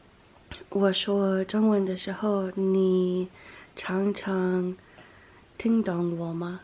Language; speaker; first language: Chinese; non-native, learner; English